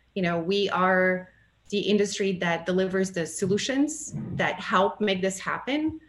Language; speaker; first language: English; non-native, fluent; Bulgarian